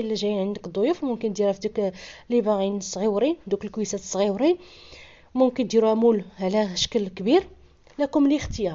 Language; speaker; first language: Arabic; native; Arabic